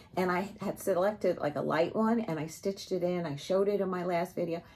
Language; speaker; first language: English; native; English